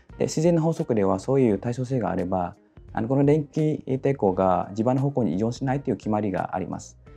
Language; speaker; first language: Japanese; non-native, fluent; Vietnamese